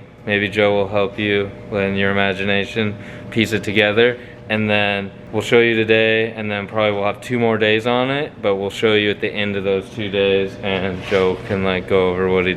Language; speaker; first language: English; native; English